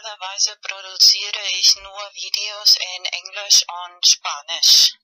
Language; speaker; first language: German; non-native, fluent; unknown